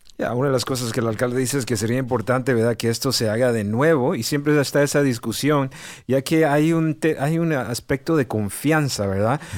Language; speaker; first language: Spanish; native; Spanish